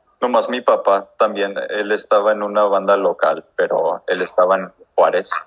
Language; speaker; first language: Spanish; early bilingual, heritage; English